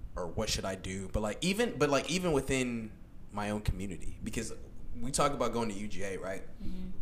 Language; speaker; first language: English; native; English